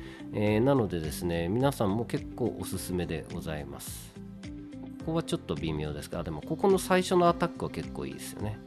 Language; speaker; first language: Japanese; native; Japanese